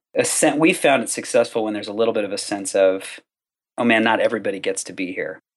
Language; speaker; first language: English; native; English